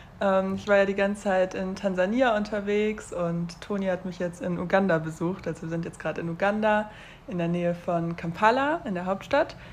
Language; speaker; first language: German; native; German